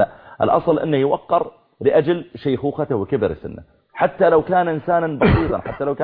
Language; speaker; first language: Arabic; native; Arabic